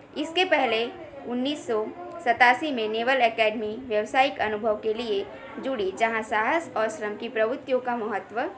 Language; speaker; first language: Hindi; non-native, local second language; Gujarati